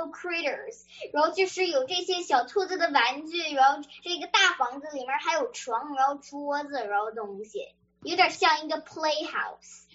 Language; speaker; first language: Chinese; early bilingual, other home language; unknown